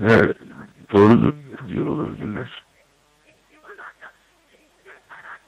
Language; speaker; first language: Turkish; native; Turkish